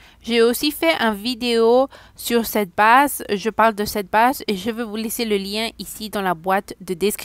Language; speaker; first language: French; non-native, fluent; Spanish